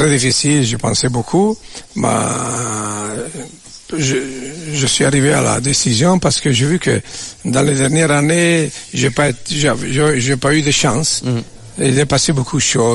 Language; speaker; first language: French; non-native, learner; Italian